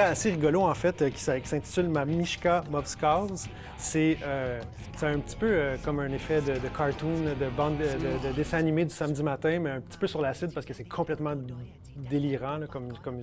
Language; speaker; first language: French; native; French